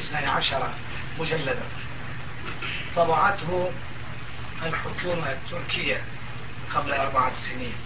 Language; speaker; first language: Arabic; non-native, fluent; Turkish